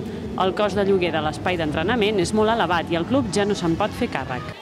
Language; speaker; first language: Catalan; native; Catalan